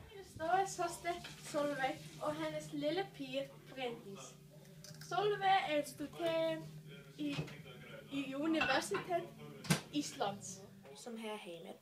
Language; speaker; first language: Danish; non-native, learner; Icelandic